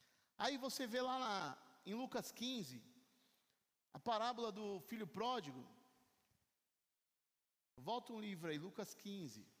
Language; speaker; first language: Portuguese; native; Portuguese